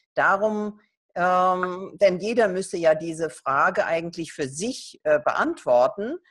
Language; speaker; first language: German; native; German